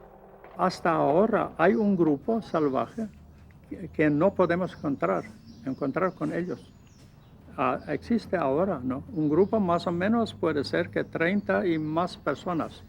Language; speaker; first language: Spanish; non-native, learner; Plautdietsch